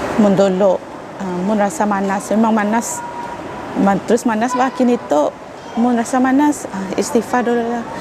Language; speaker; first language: Malay; non-native, local second language; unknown